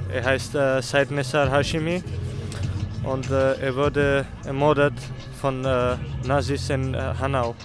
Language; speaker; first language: German; early bilingual, other home language; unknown